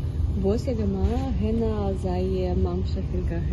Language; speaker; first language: Arabic; non-native, learner; Russian